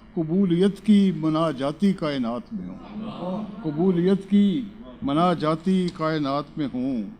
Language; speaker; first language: Urdu; native; Urdu